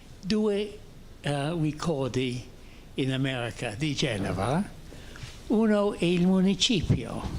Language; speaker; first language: Italian; non-native, fluent; English